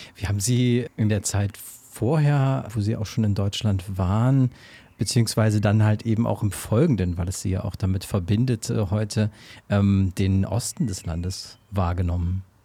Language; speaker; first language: German; native; German